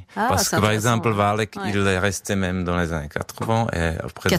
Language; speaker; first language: French; non-native, fluent; Czech